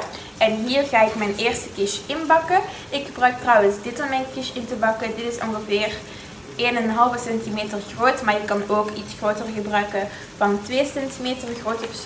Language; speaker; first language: Dutch; native; Dutch